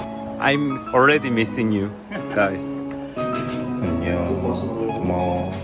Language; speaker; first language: English; non-native, learner; Korean